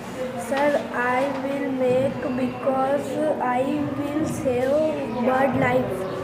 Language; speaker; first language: English; non-native, learner; Hindi